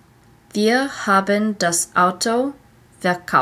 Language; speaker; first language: German; non-native, learner; English